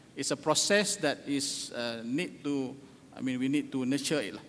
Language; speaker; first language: English; non-native, local second language; Malay